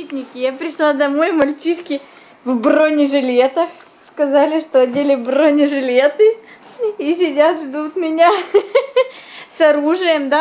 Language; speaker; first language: Russian; native; Russian